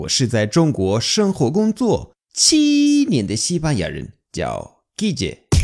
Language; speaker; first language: Chinese; non-native, fluent; Spanish